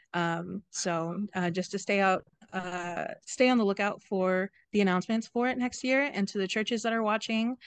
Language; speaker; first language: English; native; English